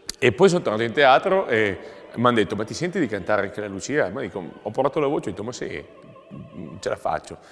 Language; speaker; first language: Italian; native; Italian